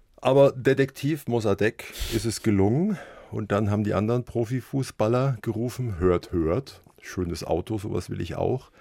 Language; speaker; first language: German; native; German